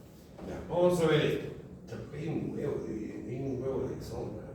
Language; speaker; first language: Spanish; native; Spanish